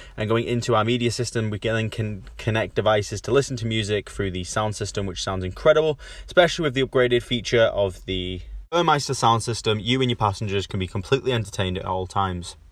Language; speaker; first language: English; native; English